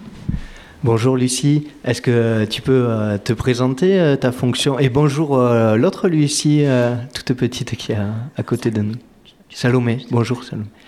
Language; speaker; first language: French; native; French